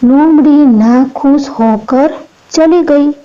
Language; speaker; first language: Hindi; non-native, local second language; Gujarati